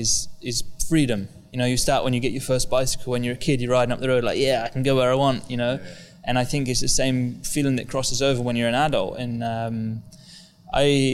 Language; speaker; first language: English; native; English